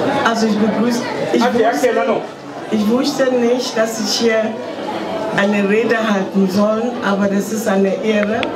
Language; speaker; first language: German; non-native, fluent; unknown